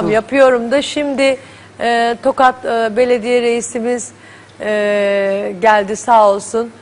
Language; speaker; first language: Turkish; native; Turkish